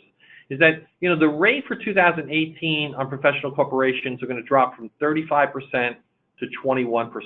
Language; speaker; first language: English; native; English